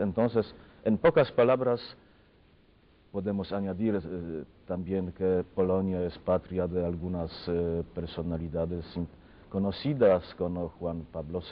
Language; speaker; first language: Spanish; non-native, fluent; Polish